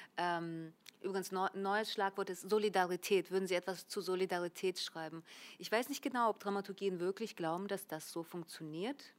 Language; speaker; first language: German; early bilingual, other home language; Russian